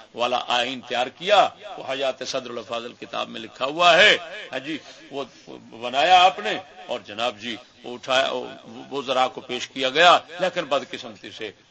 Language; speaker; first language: Urdu; non-native, local second language; Punjabi